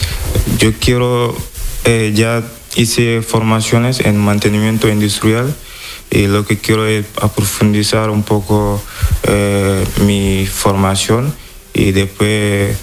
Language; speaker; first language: Spanish; non-native, learner; Wolof